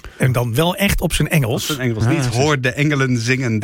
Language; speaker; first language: Dutch; native; Dutch